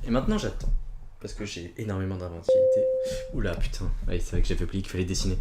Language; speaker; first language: French; native; French